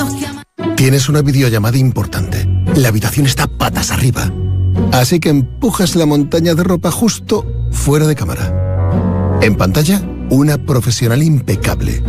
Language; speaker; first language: Spanish; native; Spanish